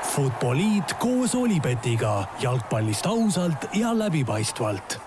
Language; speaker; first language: Estonian; native; Estonian